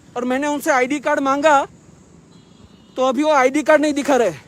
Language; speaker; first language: Hindi; non-native, local second language; Gujarati